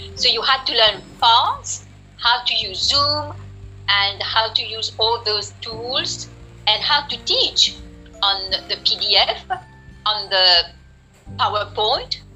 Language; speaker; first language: English; non-native, fluent; French